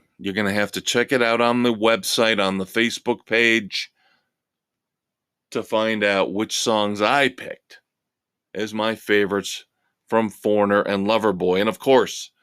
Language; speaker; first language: English; native; English